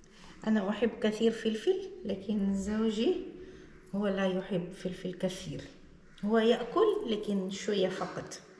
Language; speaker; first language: Arabic; non-native, learner; Portuguese